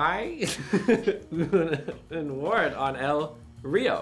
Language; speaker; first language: Spanish; non-native, learner; English